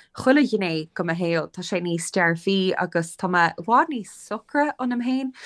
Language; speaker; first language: Irish; non-native, local second language; English